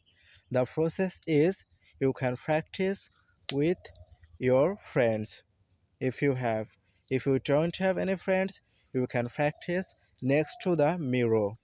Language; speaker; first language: English; non-native, learner; Bangla